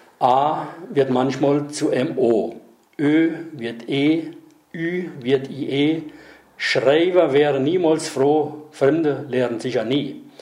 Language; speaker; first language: German; native; German